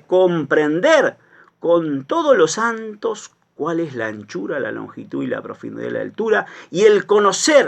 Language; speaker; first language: Spanish; native; Spanish